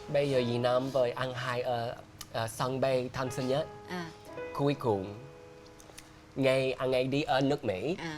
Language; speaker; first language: Vietnamese; early bilingual, heritage; English